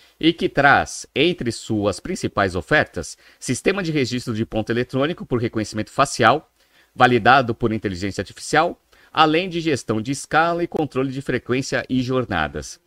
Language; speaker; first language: Portuguese; native; Portuguese